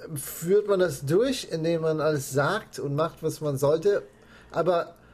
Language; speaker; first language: German; non-native, fluent; English